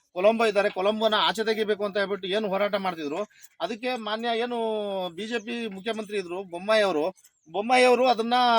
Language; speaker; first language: Kannada; non-native, local second language; Lambadi